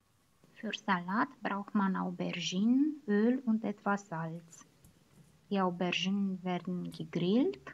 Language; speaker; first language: German; non-native, fluent; Romanian